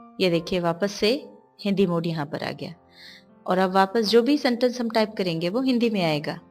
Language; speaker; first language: Hindi; native; Hindi